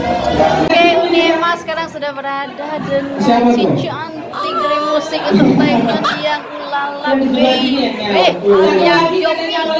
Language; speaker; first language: Indonesian; native; Indonesian